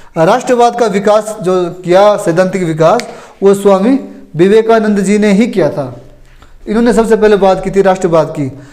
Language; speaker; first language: Hindi; native; Hindi